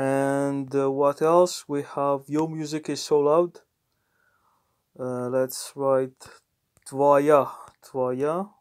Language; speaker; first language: English; non-native, fluent; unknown